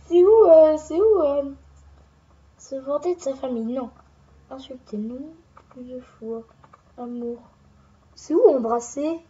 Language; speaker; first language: French; native; French